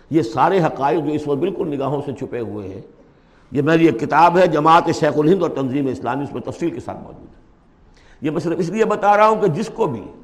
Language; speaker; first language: Urdu; native; Urdu